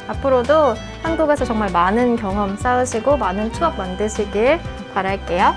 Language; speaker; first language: Korean; native; Korean